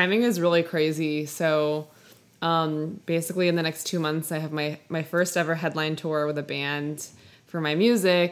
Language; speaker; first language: English; native; English